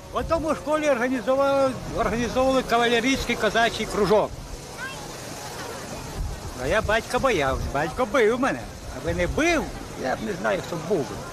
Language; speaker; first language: Ukrainian; native; Ukrainian